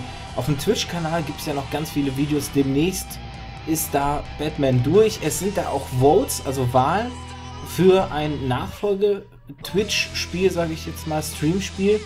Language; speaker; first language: German; native; German